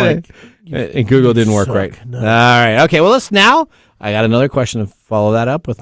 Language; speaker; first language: English; native; English